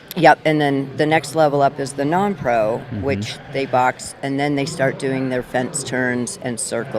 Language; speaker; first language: English; native; English